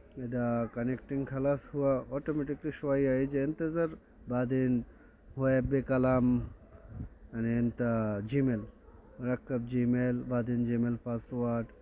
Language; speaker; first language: Arabic; non-native, learner; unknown